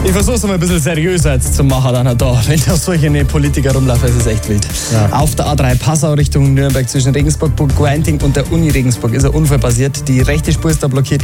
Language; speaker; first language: German; native; German